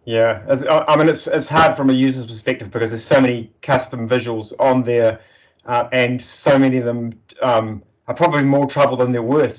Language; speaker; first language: English; native; English